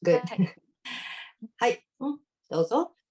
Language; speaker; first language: Japanese; native; Japanese